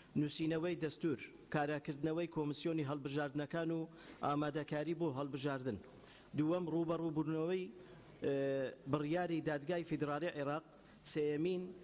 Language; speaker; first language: Central Kurdish; non-native, local second language; Turkish